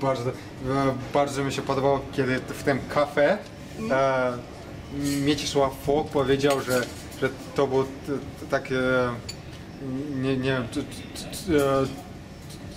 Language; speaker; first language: Polish; non-native, learner; Kazakh